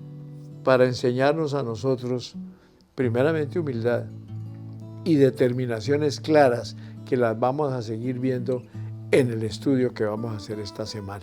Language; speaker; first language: Spanish; native; Spanish